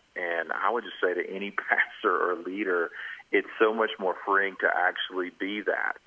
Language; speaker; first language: English; native; English